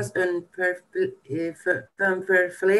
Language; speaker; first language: Dutch; non-native, learner; Turkish